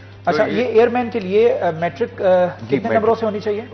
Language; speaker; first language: Hindi; non-native, local second language; Punjabi